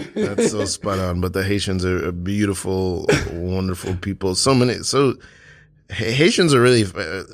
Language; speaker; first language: English; early bilingual, other home language; Haitian Creole